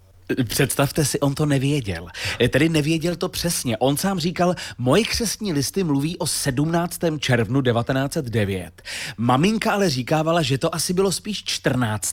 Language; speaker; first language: Czech; native; Czech